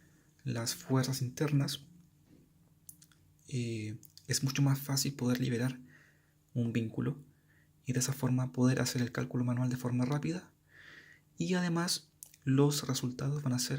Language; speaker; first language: Spanish; native; Spanish